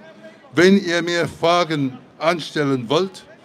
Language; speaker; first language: German; non-native, fluent; English